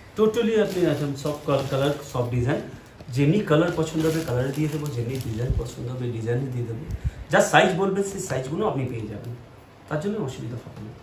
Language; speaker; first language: Bangla; non-native, local second language; Hindi